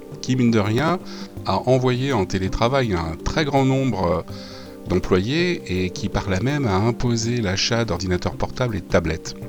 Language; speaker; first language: French; native; French